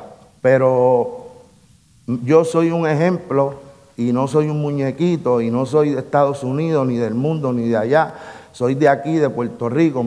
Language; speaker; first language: Spanish; native; Spanish